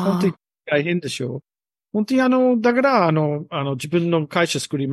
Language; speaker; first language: Japanese; non-native, learner; English